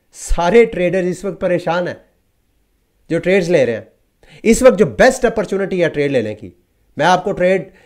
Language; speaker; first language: Urdu; native; Urdu